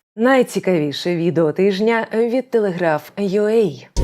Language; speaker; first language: Ukrainian; native; Ukrainian